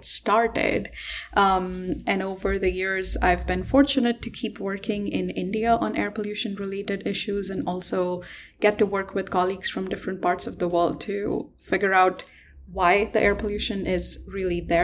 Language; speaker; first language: English; non-native, local second language; Hindi